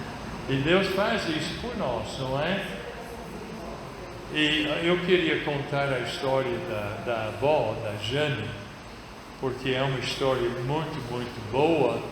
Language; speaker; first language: Portuguese; non-native, fluent; English